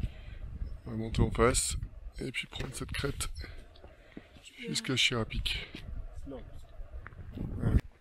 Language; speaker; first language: French; native; French